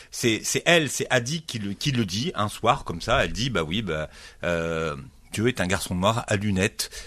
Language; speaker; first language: French; native; French